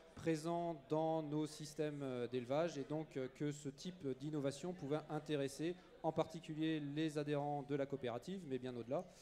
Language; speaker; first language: French; native; French